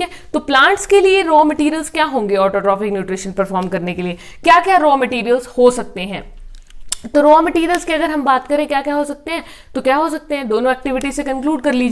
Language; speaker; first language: Hindi; native; Hindi